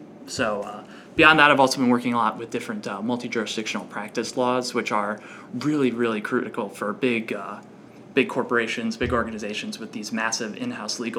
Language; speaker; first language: English; native; English